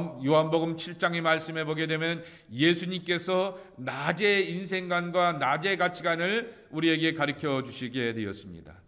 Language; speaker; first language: Korean; native; Korean